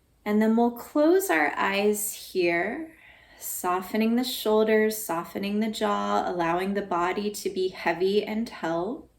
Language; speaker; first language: English; native; English